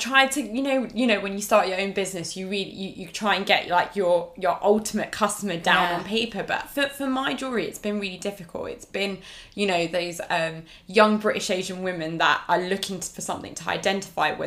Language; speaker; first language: English; native; English